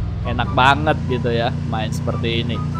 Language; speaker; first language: Indonesian; native; Indonesian